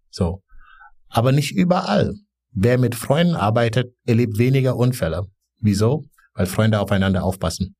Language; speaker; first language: German; non-native, fluent; Wolof